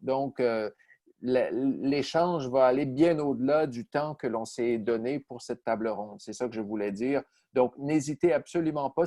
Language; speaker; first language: French; native; French